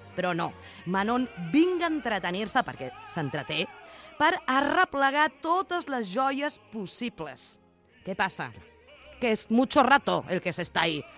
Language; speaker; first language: Catalan; early bilingual, other home language; Spanish